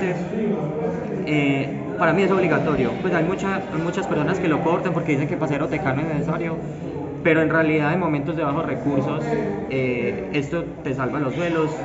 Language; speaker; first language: Spanish; native; Spanish